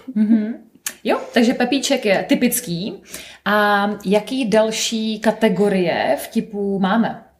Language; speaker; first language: Czech; native; Czech